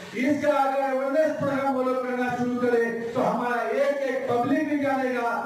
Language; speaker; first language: Hindi; non-native, local second language; Bangla